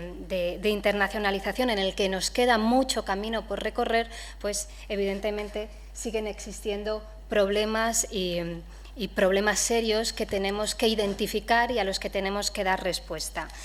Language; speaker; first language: Spanish; native; Spanish